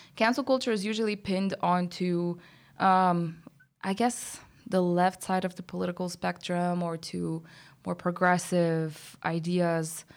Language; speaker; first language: English; non-native, fluent; Bulgarian